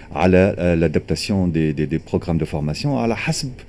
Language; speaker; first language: French; non-native, local second language; Arabic